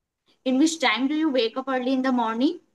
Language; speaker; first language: English; non-native, learner; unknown